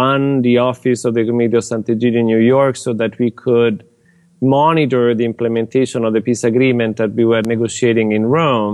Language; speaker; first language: English; non-native, fluent; Italian